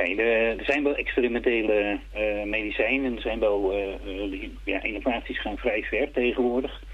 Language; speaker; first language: Dutch; native; Dutch